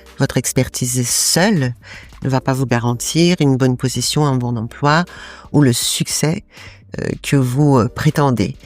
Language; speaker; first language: French; non-native, fluent; Portuguese